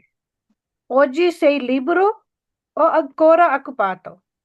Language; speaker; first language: Italian; non-native, learner; Urdu